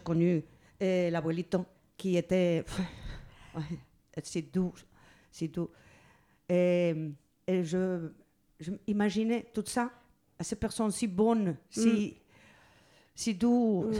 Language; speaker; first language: French; non-native, learner; Spanish